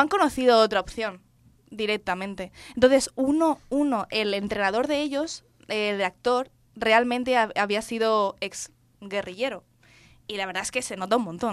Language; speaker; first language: Spanish; native; Spanish